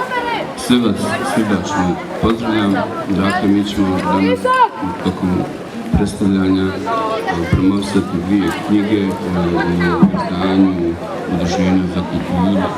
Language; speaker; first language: Bosnian; native; Bosnian